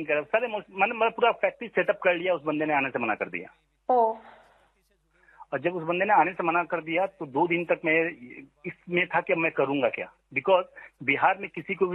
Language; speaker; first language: Hindi; native; Hindi